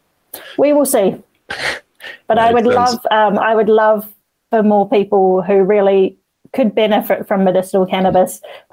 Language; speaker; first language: English; native; English